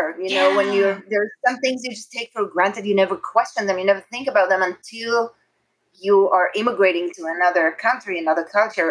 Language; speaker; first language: English; non-native, fluent; Hebrew